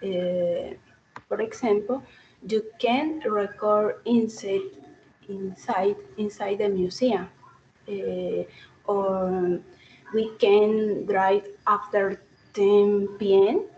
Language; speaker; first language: English; non-native, learner; Spanish